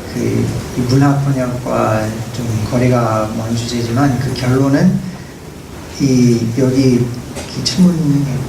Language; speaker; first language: Korean; non-native, fluent; English